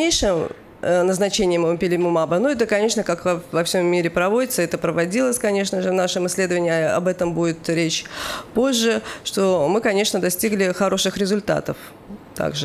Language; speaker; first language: Russian; native; Russian